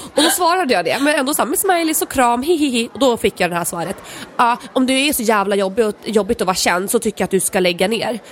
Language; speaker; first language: Swedish; early bilingual, other home language; Polish